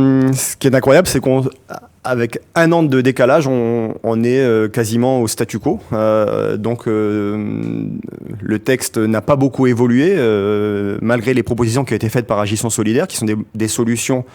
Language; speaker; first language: French; native; French